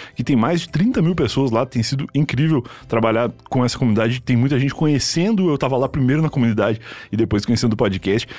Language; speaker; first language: Portuguese; native; Portuguese